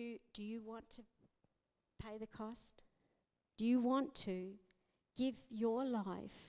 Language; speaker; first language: English; native; English